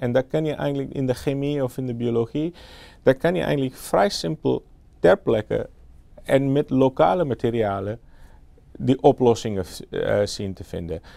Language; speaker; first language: Dutch; non-native, fluent; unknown